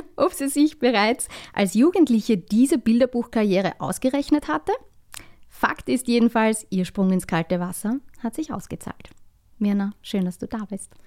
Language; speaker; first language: German; native; German